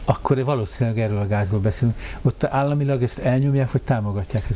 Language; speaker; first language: Hungarian; native; Hungarian